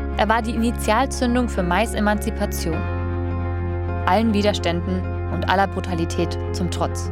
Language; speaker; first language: German; native; German